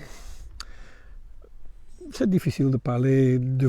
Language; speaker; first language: French; non-native, learner; Dutch